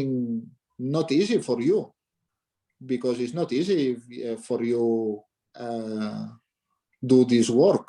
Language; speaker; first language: English; non-native, learner; Catalan